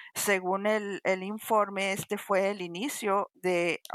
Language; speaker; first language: Spanish; early bilingual, heritage; Spanish